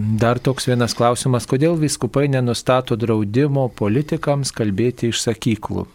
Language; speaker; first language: Lithuanian; native; Lithuanian